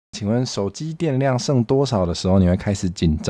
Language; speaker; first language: Chinese; native; Chinese